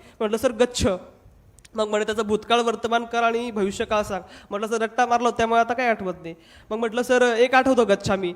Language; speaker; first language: Marathi; non-native, local second language; Hindi